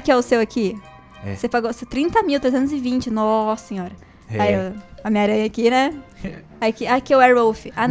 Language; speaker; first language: Portuguese; native; Portuguese